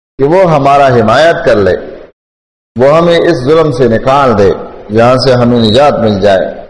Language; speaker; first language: Urdu; non-native, local second language; Pashto